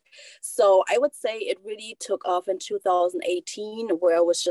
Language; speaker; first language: English; non-native, fluent; German